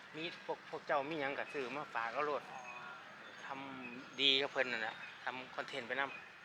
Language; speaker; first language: Thai; native; Thai